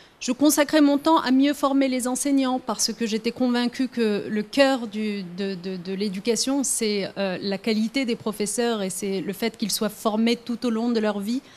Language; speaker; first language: French; early bilingual, other home language; Riffian